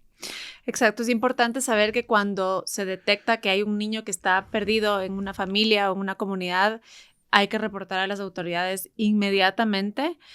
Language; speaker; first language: Spanish; native; Spanish